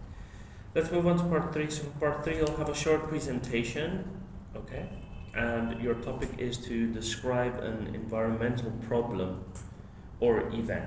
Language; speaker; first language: English; non-native, fluent; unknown